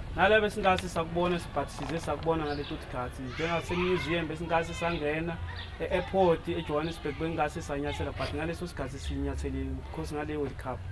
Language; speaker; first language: Zulu; non-native, local second language; Swati